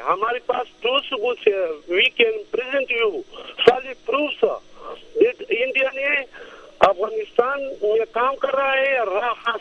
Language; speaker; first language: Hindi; non-native, local second language; Pashto